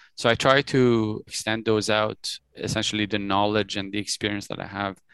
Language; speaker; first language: English; early bilingual, other home language; Persian